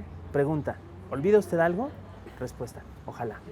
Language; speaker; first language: Spanish; native; Spanish